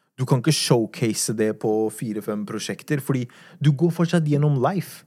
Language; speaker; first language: Norwegian; native; Norwegian